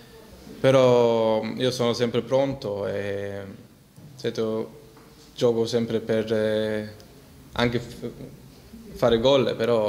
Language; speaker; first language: Italian; early bilingual, heritage; Italian